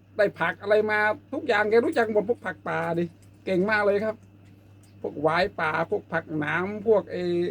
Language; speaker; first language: Thai; non-native, local second language; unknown